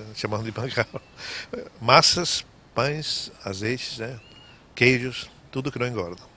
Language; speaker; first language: Portuguese; non-native, fluent; Italian